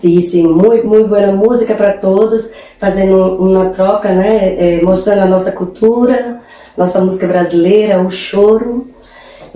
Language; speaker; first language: Spanish; non-native, learner; Portuguese